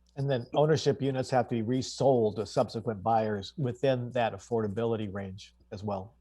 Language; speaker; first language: English; native; English